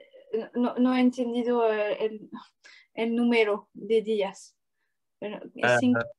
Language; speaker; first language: Spanish; non-native, learner; French